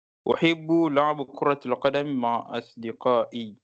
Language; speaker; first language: Arabic; non-native, learner; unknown